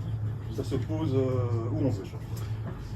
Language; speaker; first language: French; native; French